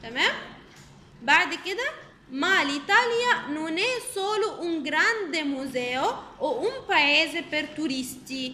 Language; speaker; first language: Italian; non-native, fluent; Arabic